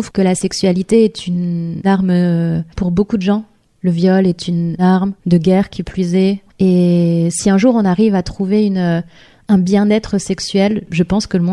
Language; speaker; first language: French; native; French